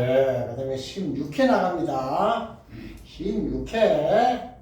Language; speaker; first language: Korean; native; Korean